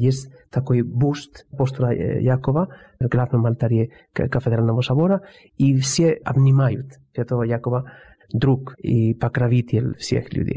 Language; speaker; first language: Russian; non-native, fluent; Spanish